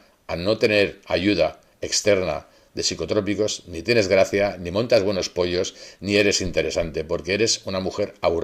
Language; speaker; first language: Spanish; native; Spanish